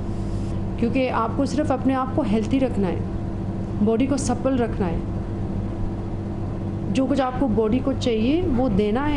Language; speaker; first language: Hindi; non-native, fluent; English